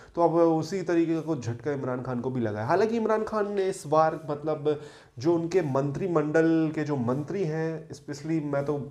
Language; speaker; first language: Hindi; native; Hindi